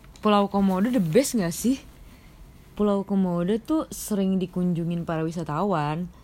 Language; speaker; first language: Indonesian; native; Indonesian